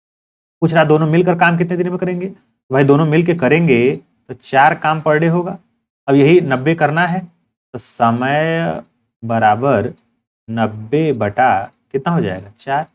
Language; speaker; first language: Hindi; native; Hindi